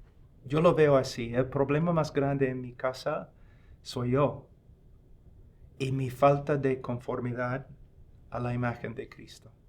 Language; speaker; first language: Spanish; non-native, fluent; English